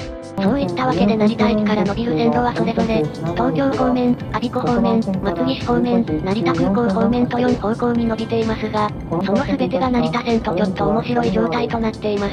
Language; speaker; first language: Japanese; native; Japanese